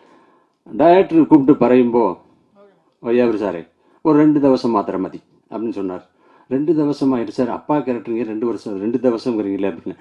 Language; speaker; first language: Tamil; non-native, learner; Malayalam